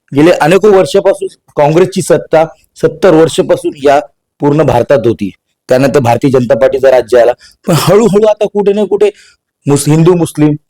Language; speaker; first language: Marathi; non-native, local second language; Hindi